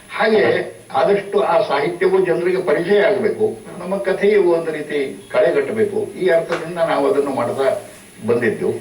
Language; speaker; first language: Kannada; non-native, local second language; Marathi